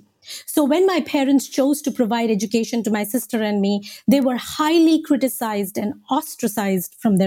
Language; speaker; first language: English; non-native, local second language; Hindi